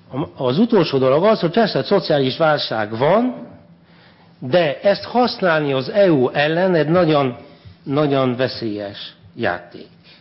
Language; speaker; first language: Hungarian; non-native, fluent; French